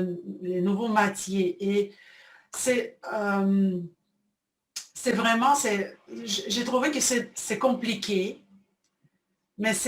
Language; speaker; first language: French; non-native, fluent; Russian